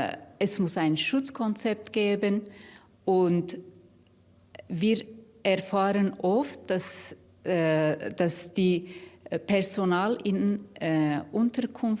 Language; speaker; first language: German; non-native, fluent; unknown